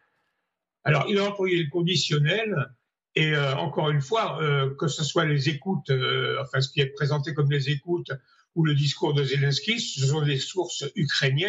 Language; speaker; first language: French; native; French